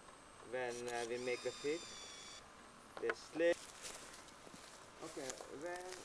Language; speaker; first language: English; non-native, learner; Indonesian